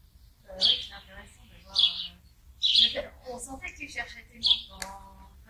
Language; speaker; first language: French; native; French